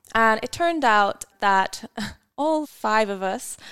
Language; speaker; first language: English; native; English